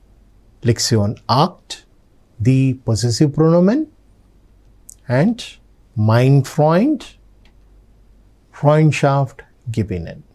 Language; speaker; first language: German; non-native, fluent; Telugu